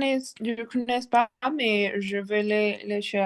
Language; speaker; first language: French; non-native, learner; Spanish